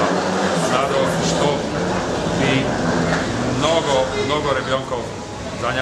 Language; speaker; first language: Russian; non-native, learner; Slovak